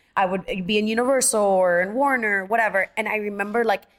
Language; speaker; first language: English; early bilingual, other home language; Spanish